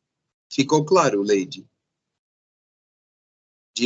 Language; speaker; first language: Portuguese; non-native, fluent; Spanish